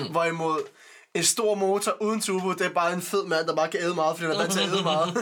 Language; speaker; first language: Danish; early bilingual, other home language; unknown